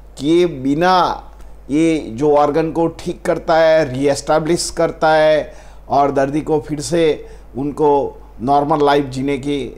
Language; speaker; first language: Hindi; non-native, local second language; Gujarati